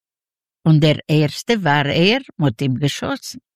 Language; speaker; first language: German; non-native, learner; Yiddish